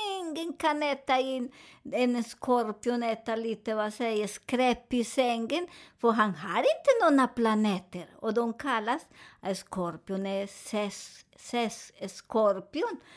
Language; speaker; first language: Swedish; non-native, fluent; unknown